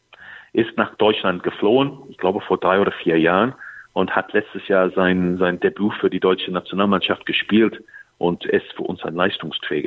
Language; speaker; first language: German; non-native, fluent; English